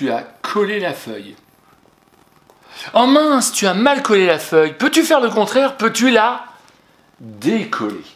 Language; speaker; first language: French; native; French